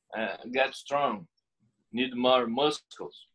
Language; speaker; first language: English; non-native, learner; Portuguese